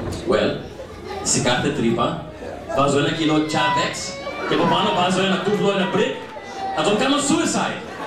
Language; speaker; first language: Greek; early bilingual, other home language; English